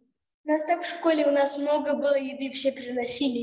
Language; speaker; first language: Russian; early bilingual, heritage; Russian